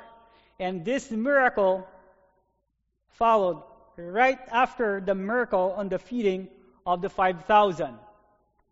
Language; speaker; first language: English; non-native, local second language; Filipino